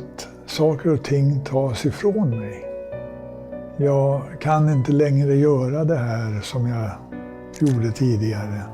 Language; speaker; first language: Swedish; native; Swedish